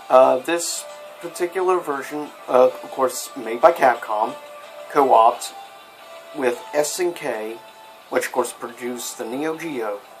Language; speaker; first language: English; native; English